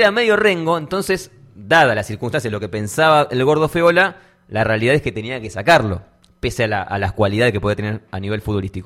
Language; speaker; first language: Spanish; native; Spanish